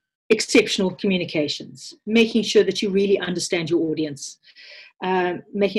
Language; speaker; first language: English; native; English